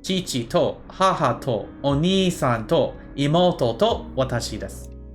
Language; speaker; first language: Japanese; non-native, learner; English